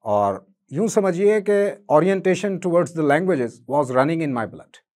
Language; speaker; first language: Hindi; native; Hindi